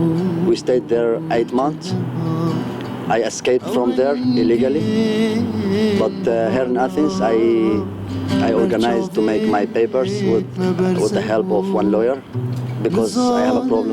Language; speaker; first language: English; non-native, fluent; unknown